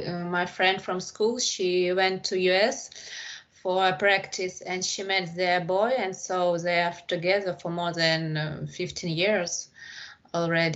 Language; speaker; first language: English; non-native, learner; Ukrainian